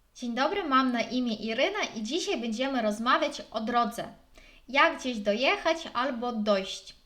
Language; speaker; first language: Polish; non-native, fluent; Ukrainian